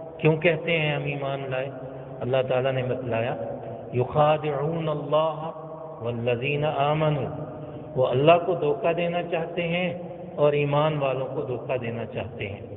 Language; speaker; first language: Urdu; native; Urdu